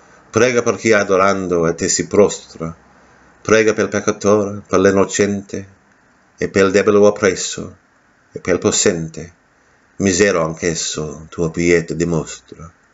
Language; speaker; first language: Italian; non-native, learner; English